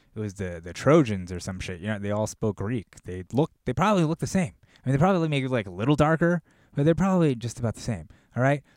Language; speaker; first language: English; early bilingual, other home language; Korean